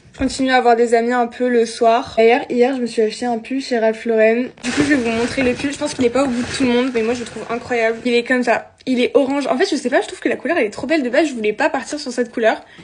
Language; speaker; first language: French; native; French